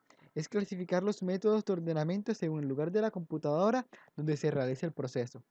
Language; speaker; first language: Spanish; native; Spanish